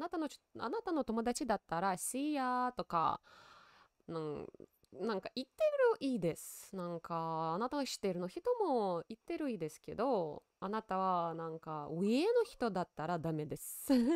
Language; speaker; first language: Japanese; non-native, learner; Russian